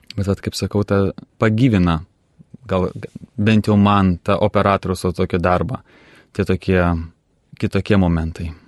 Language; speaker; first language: Lithuanian; native; Lithuanian